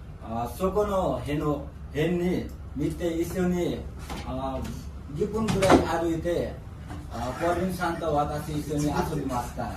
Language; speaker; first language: Japanese; non-native, learner; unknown